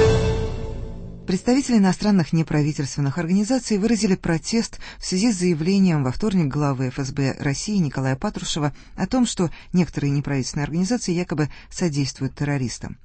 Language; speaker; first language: Russian; native; Russian